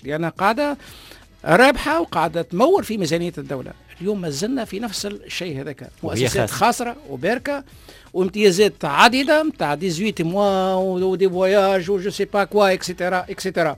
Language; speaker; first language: Arabic; native; Arabic